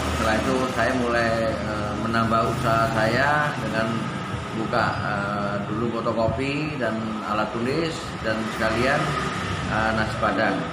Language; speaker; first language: Indonesian; non-native, local second language; Minangkabau